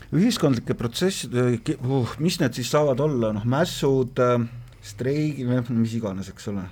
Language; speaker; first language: Estonian; native; Estonian